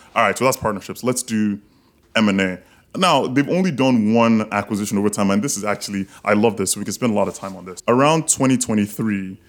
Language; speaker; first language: English; non-native, local second language; Yoruba